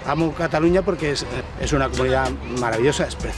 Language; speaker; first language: Spanish; native; Spanish